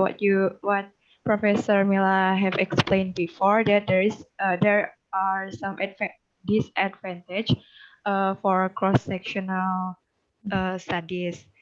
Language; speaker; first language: English; non-native, learner; Indonesian